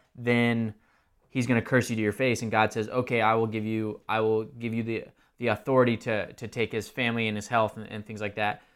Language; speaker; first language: English; native; English